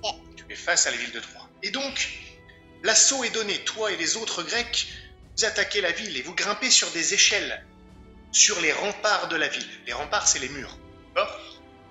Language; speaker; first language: French; native; French